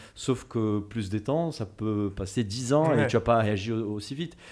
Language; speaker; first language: French; non-native, fluent; Portuguese